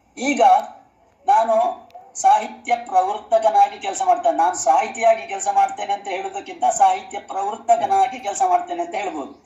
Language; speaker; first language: Kannada; non-native, local second language; Marathi